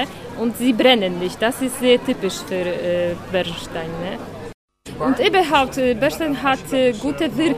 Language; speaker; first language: German; non-native, fluent; Polish